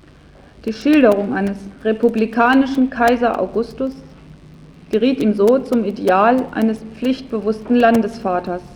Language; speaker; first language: German; native; German